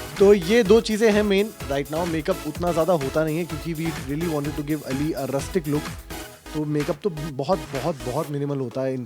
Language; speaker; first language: Hindi; native; Hindi